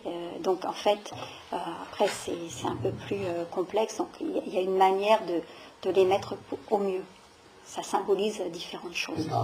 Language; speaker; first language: French; native; French